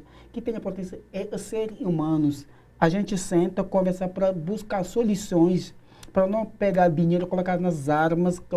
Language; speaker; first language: Portuguese; non-native, learner; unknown